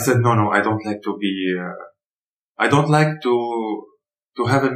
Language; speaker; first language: English; non-native, learner; Arabic